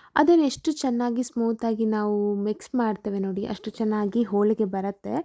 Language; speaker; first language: Kannada; native; Kannada